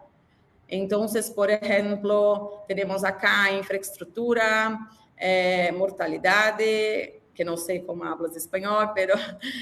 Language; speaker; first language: Spanish; non-native, learner; Portuguese